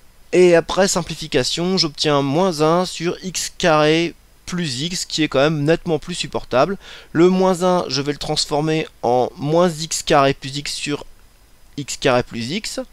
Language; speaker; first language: French; native; French